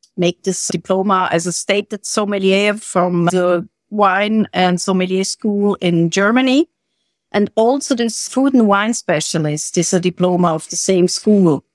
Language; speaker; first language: English; non-native, fluent; German